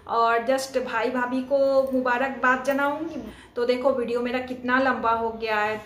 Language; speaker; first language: Hindi; non-native, local second language; Bangla